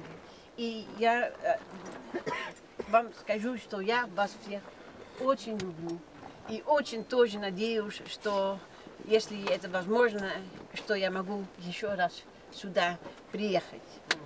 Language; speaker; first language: Russian; non-native, fluent; Dutch